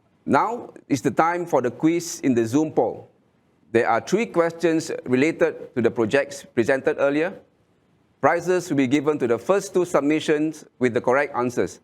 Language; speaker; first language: English; non-native, local second language; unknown